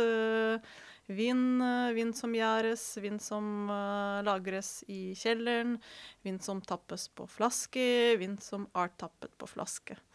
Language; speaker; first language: Norwegian; non-native, fluent; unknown